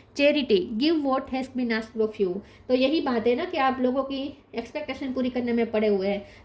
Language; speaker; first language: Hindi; non-native, local second language; Gujarati